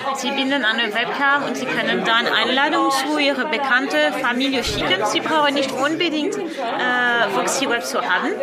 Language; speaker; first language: German; non-native, learner; French